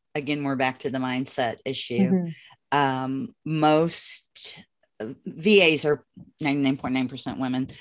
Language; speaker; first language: English; native; English